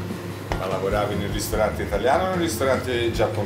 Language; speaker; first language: Italian; native; Italian